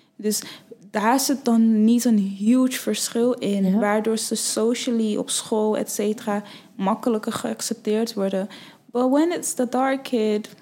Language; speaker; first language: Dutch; early bilingual, other home language; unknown